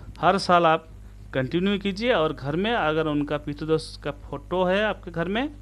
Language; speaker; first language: Hindi; non-native, local second language; Odia